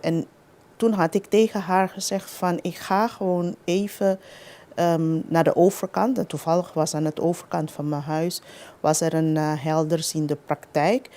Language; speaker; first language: Dutch; non-native, local second language; Papiamento